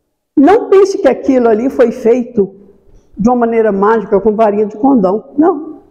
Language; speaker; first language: Portuguese; native; Portuguese